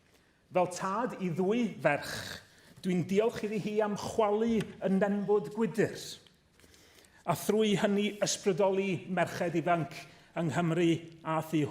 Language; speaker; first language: Welsh; native; Welsh